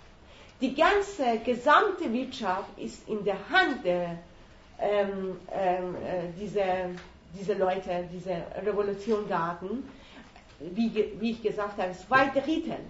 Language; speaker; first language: German; non-native, fluent; Persian